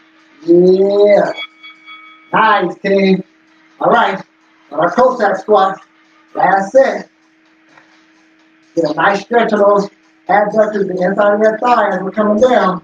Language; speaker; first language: English; native; English